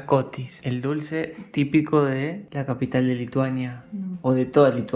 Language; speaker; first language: Spanish; native; Spanish